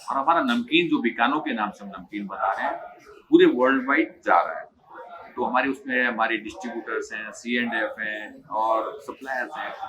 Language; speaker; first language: Hindi; native; Hindi